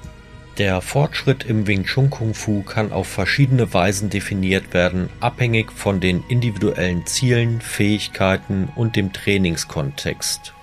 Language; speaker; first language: German; native; German